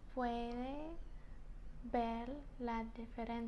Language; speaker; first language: Spanish; non-native, learner; English